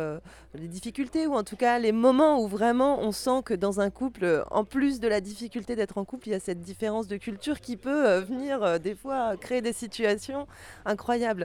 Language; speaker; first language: French; native; French